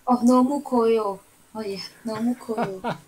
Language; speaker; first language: Korean; non-native, learner; Indonesian